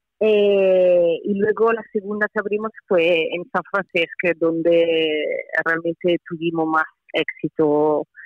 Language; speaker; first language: Spanish; non-native, fluent; Italian